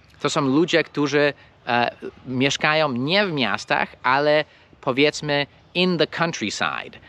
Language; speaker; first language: Polish; non-native, fluent; English